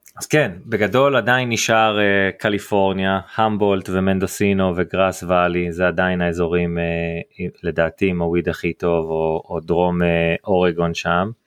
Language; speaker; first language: Hebrew; early bilingual, heritage; Hebrew